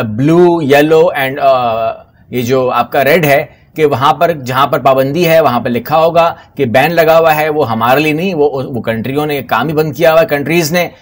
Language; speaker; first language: Urdu; non-native, local second language; Punjabi